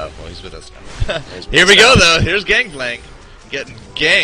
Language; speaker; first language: English; native; English